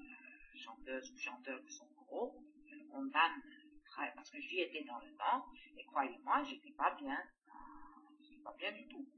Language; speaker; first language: French; non-native, fluent; Greek